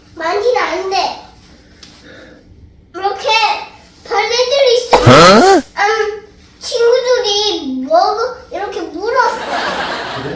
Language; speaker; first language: Korean; early bilingual, heritage; English